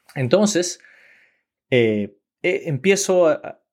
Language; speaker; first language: Spanish; early bilingual, heritage; Spanish